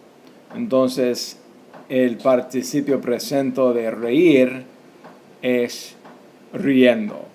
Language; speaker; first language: Spanish; non-native, fluent; English